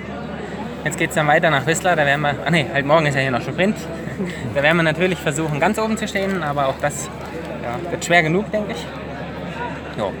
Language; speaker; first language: German; native; German